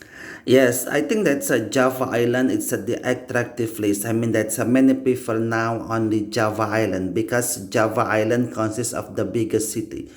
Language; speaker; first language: English; non-native, learner; Indonesian